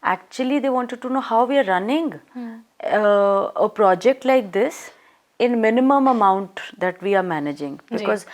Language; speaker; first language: English; non-native, local second language; Punjabi